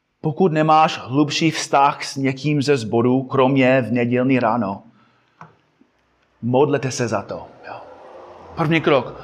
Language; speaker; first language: Czech; non-native, fluent; English